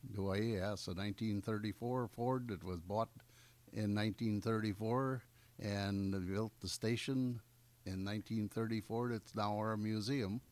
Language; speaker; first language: English; native; English